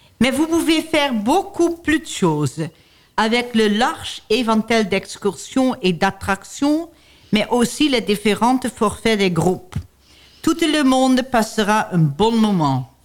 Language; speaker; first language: French; non-native, learner; Dutch